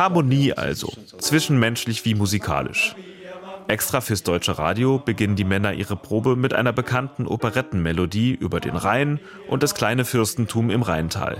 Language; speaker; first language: German; native; German